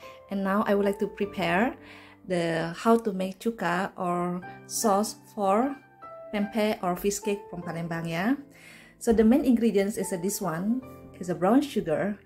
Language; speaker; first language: English; non-native, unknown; Indonesian